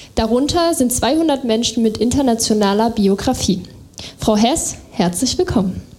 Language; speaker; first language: German; native; German